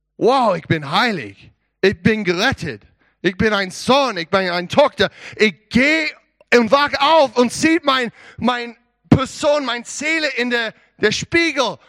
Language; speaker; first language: German; non-native, learner; English